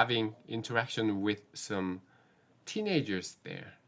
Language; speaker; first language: English; non-native, learner; Korean